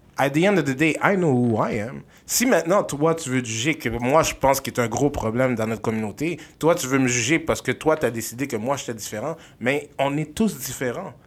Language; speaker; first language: French; native; French